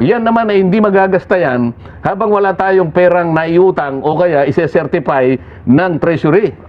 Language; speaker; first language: Filipino; native; Filipino